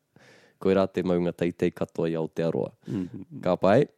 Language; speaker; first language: Māori; non-native, local second language; English